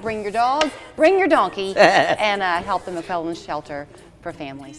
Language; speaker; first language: English; native; English